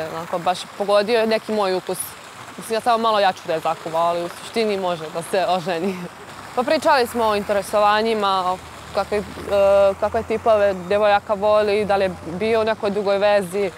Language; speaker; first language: Serbian; native; Serbian